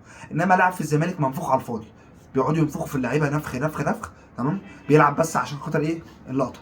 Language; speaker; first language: Arabic; native; Arabic